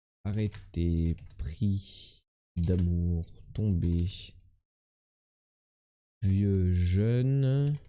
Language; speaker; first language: French; native; French